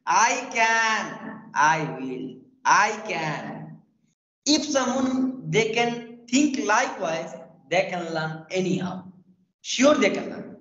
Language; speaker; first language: English; non-native, learner; Hindi